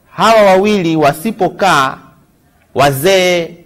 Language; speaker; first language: Swahili; native; Swahili